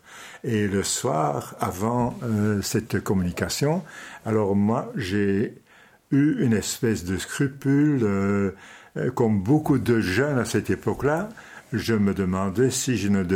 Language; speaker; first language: French; native; French